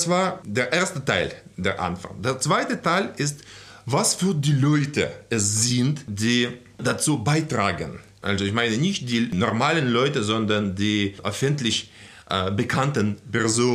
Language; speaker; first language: German; non-native, fluent; Russian